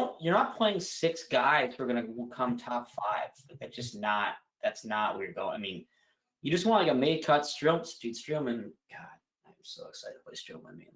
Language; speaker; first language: English; native; English